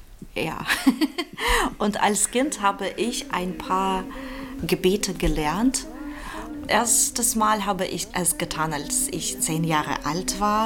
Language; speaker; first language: German; non-native, fluent; Russian